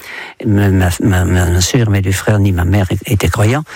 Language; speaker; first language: French; non-native, fluent; Dutch